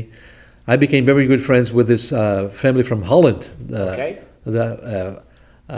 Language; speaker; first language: English; non-native, fluent; Portuguese